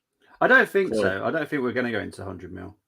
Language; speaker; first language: English; native; English